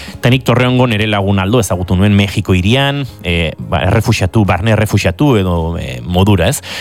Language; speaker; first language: Basque; native; Basque